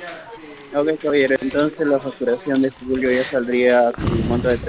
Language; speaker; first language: Spanish; native; Spanish